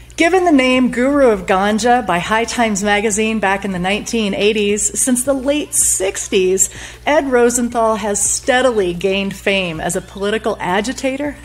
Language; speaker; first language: English; native; English